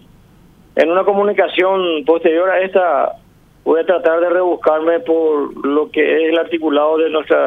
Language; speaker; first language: Spanish; native; Spanish